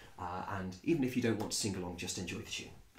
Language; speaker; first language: English; native; English